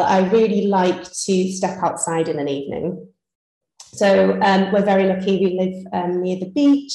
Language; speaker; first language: English; native; English